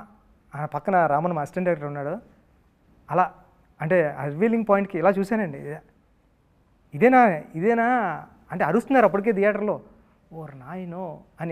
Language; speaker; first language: Telugu; native; Telugu